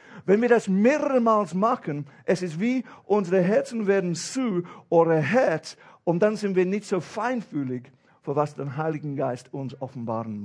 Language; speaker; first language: German; non-native, fluent; English